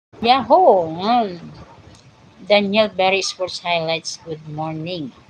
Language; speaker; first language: English; non-native, learner; Filipino